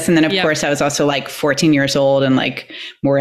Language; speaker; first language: English; native; English